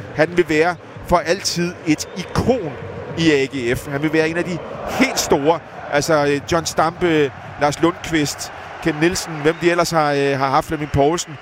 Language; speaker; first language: Danish; native; Danish